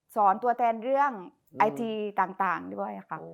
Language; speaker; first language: Thai; native; Thai